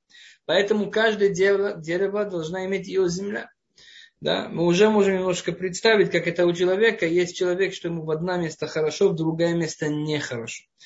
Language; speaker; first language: Russian; non-native, fluent; Hebrew